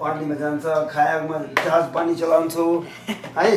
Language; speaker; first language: Nepali; non-native, learner; Tibetan